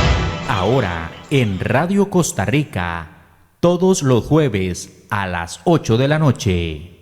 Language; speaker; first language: Spanish; native; Spanish